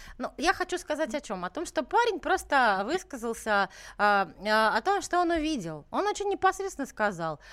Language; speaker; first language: Russian; native; Russian